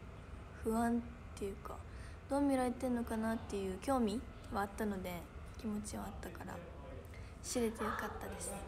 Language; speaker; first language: Japanese; native; Japanese